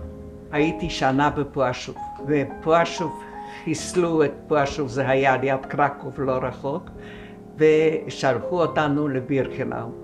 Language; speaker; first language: Hebrew; non-native, fluent; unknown